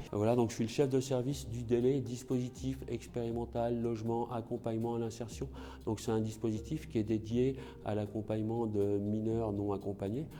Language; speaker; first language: French; native; French